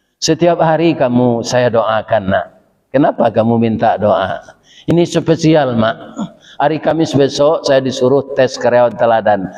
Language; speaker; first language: Malay; non-native, local second language; Minangkabau